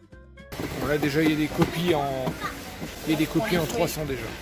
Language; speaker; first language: French; native; French